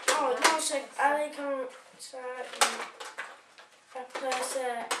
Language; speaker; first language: French; non-native, learner; English